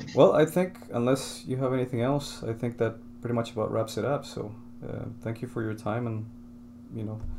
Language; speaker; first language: English; non-native, fluent; Spanish